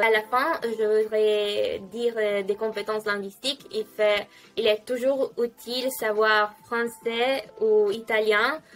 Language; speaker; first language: French; non-native, fluent; Italian